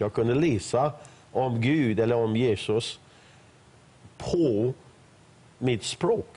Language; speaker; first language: Swedish; non-native, fluent; Persian